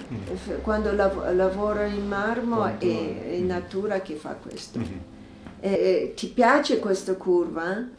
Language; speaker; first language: Italian; non-native, fluent; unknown